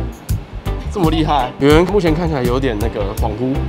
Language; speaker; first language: Chinese; native; Chinese